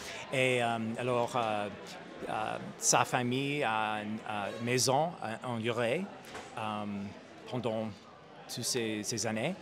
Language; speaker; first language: French; non-native, learner; English